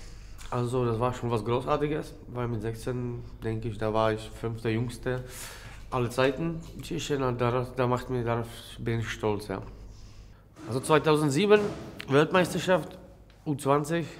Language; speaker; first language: German; non-native, learner; Czech